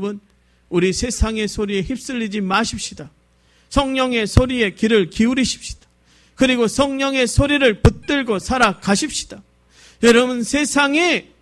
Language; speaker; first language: Korean; native; Korean